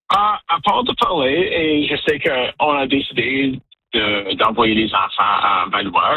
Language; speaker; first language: French; non-native, local second language; English